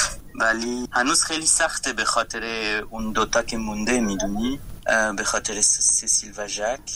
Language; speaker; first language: Persian; non-native, fluent; French